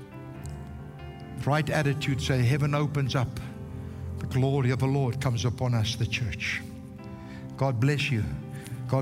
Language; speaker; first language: English; non-native, local second language; Afrikaans